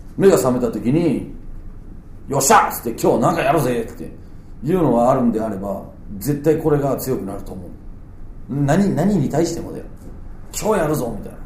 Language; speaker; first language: Japanese; non-native, fluent; Danish